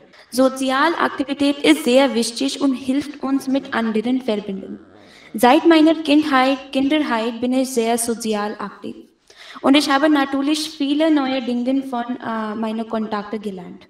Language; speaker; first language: German; non-native, fluent; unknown